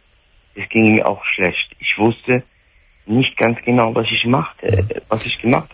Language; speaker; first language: German; non-native, fluent; Arabic